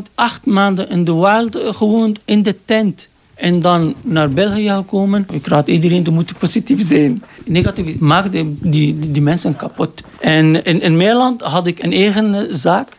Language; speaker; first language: Dutch; non-native, learner; Arabic